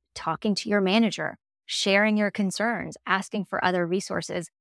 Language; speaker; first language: English; native; English